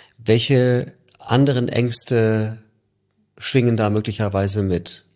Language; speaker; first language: German; native; German